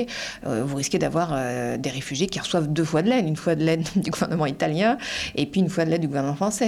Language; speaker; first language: French; native; French